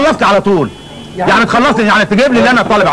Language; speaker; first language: Arabic; native; Arabic